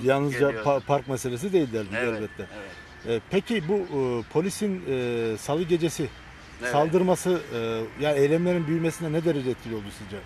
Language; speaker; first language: Turkish; native; Turkish